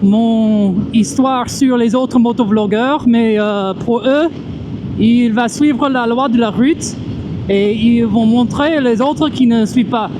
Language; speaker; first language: French; non-native, fluent; English